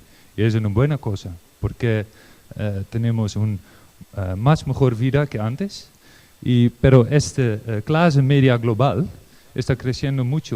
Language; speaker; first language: Spanish; non-native, learner; Dutch